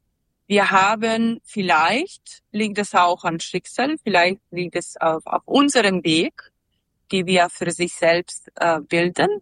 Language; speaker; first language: German; non-native, fluent; Serbian